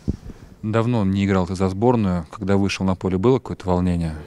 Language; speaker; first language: Russian; native; Russian